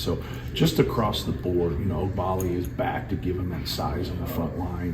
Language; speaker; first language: English; native; English